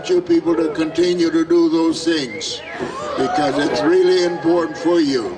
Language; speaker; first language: English; native; English